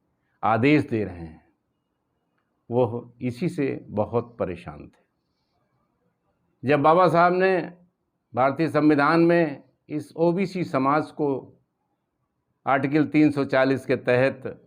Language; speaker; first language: Hindi; native; Hindi